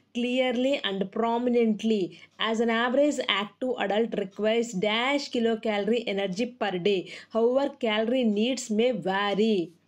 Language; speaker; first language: English; non-native, local second language; Telugu